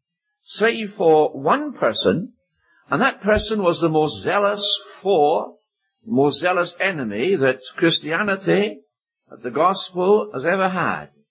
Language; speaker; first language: English; native; English